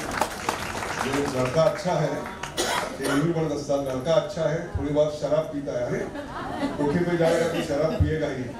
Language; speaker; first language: Hindi; non-native, local second language; Marathi